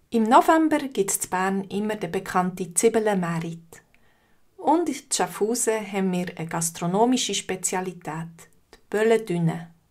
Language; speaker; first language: German; native; German